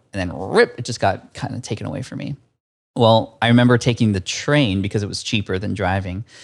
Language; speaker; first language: English; early bilingual, other home language; Filipino